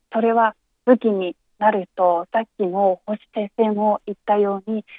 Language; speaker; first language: Japanese; non-native, fluent; Chinese